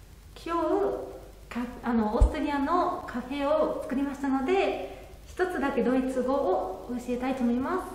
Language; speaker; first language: Japanese; non-native, fluent; German